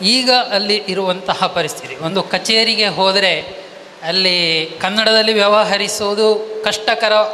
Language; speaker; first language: Kannada; non-native, local second language; Marathi